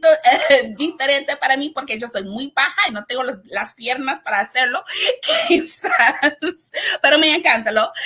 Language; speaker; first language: Spanish; non-native, learner; English